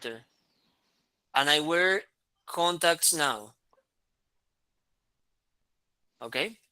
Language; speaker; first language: English; non-native, fluent; Spanish